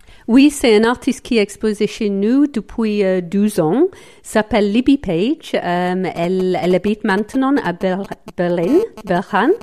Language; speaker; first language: French; non-native, fluent; English